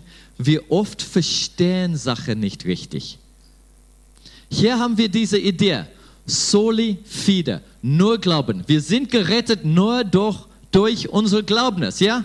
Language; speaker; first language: German; non-native, fluent; English